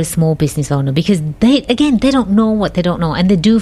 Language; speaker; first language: English; native; English